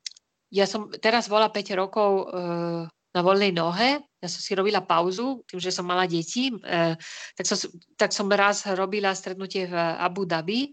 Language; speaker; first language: Slovak; non-native, fluent; Spanish